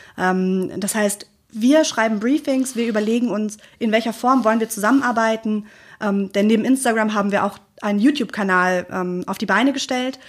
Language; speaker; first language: German; native; German